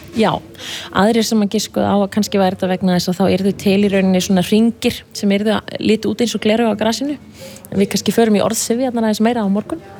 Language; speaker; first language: Icelandic; native; Icelandic